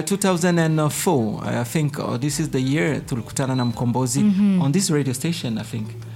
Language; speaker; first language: English; non-native, fluent; Swahili